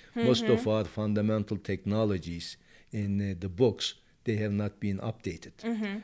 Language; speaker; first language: English; non-native, fluent; Turkish